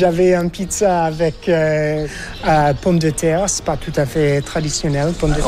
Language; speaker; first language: French; non-native, fluent; English